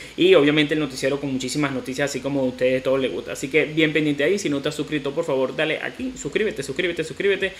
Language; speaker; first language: Spanish; native; Spanish